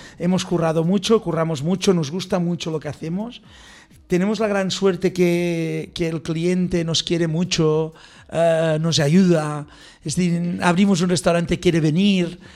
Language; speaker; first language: Spanish; non-native, local second language; Catalan